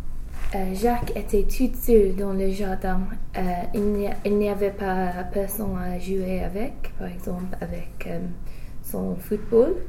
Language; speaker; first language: French; non-native, learner; English